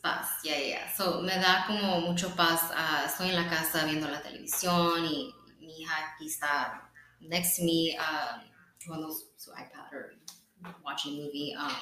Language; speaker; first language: Spanish; non-native, fluent; English